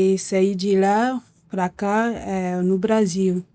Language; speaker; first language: Portuguese; non-native, learner; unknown